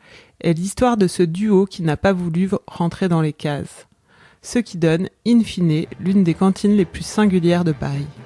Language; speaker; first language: French; native; French